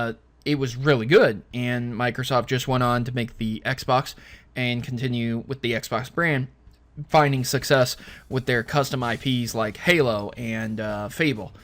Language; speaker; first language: English; native; English